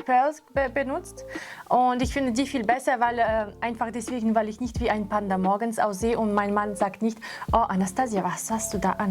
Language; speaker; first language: German; non-native, fluent; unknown